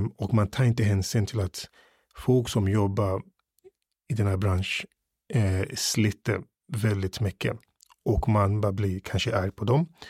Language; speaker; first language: Swedish; early bilingual, other home language; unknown